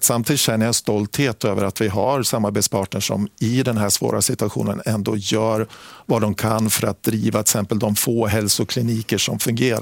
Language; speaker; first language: Swedish; native; Swedish